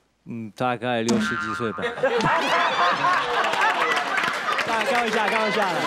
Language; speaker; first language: Chinese; non-native, learner; French